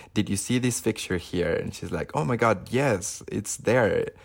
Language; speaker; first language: English; non-native, fluent; Spanish